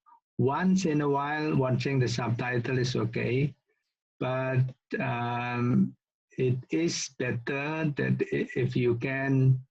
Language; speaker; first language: English; non-native, local second language; Indonesian